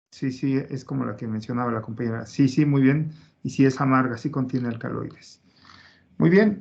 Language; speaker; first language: Spanish; native; Spanish